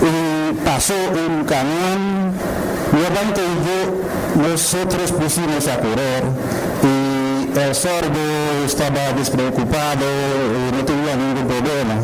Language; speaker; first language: Spanish; non-native, local second language; Haitian Creole